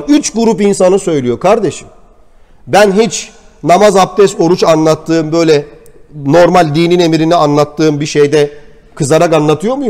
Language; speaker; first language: Turkish; native; Turkish